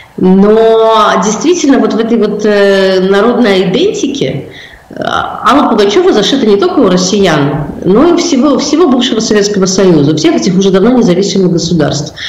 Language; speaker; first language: Russian; native; Russian